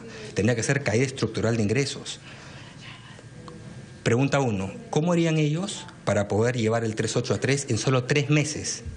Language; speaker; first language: Spanish; native; Spanish